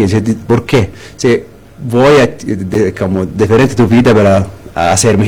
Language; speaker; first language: Spanish; non-native, learner; Arabic